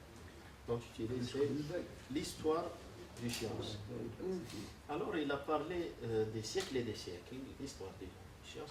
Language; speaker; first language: French; non-native, local second language; Arabic